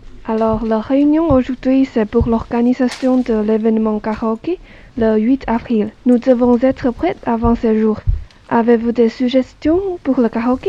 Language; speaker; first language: French; non-native, learner; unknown